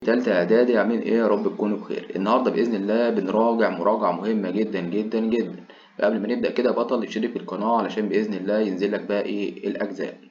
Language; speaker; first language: Arabic; native; Arabic